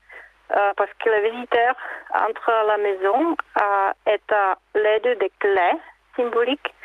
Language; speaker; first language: French; non-native, fluent; Czech